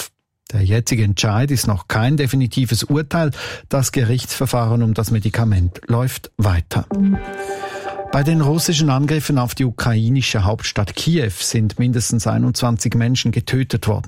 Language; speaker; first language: German; native; German